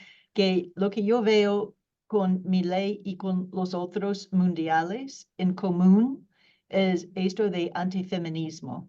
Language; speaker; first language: Spanish; non-native, fluent; English